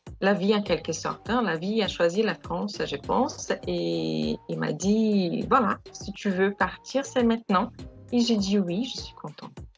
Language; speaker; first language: French; non-native, fluent; Portuguese